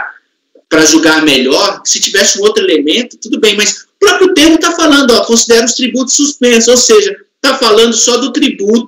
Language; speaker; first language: Portuguese; native; Portuguese